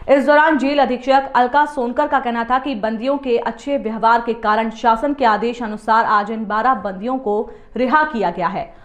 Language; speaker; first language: Hindi; native; Hindi